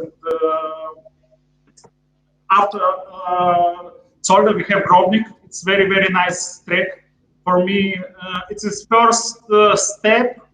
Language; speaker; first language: English; non-native, learner; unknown